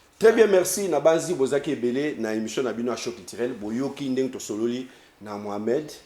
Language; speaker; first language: Lingala; native; Lingala